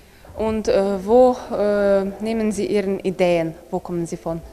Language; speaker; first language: German; non-native, learner; Slovenian